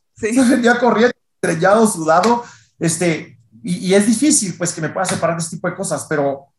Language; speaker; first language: Spanish; native; Spanish